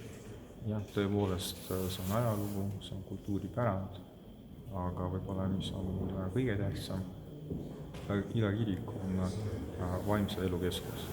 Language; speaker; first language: Estonian; non-native, local second language; Russian